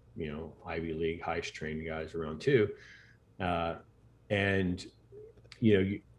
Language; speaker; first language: English; native; English